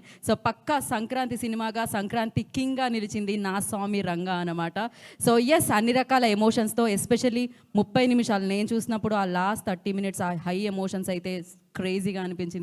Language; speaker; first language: Telugu; native; Telugu